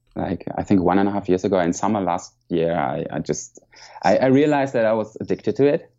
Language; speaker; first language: English; non-native, fluent; German